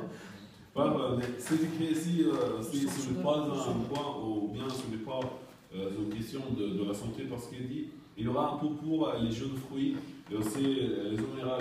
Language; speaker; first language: French; non-native, learner; Arabic